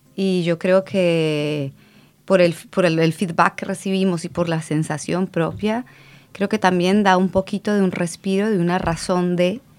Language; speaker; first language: Spanish; native; Spanish